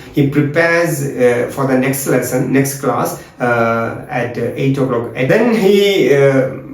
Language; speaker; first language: English; non-native, local second language; Malayalam